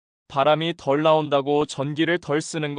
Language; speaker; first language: Korean; native; Korean